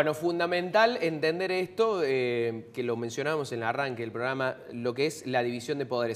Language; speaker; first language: Spanish; native; Spanish